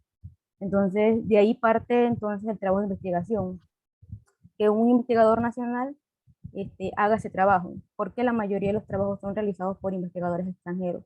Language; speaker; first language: Spanish; native; Spanish